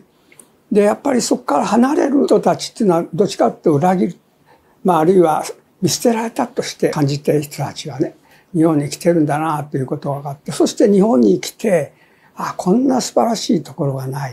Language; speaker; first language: Japanese; native; Japanese